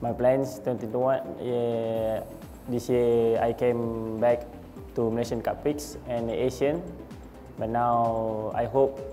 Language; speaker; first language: English; non-native, learner; Malay